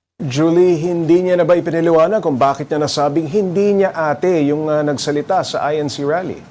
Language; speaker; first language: Filipino; native; Filipino